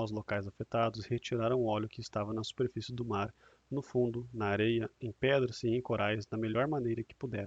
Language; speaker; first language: Portuguese; native; Portuguese